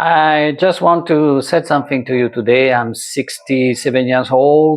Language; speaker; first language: English; non-native, learner; French